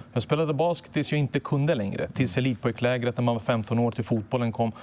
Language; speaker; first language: Swedish; early bilingual, other home language; Serbian